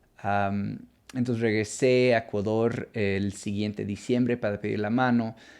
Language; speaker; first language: Spanish; non-native, fluent; English